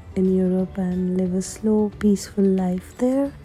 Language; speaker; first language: English; non-native, local second language; Hindi